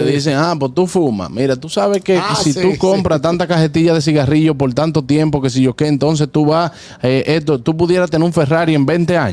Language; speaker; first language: Spanish; native; Spanish